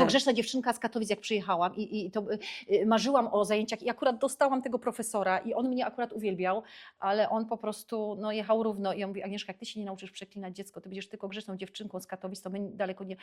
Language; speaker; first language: Polish; native; Polish